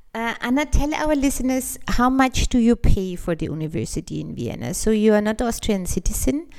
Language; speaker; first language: English; non-native, fluent; German